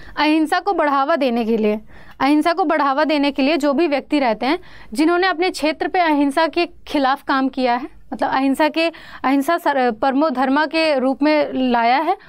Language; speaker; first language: Hindi; native; Hindi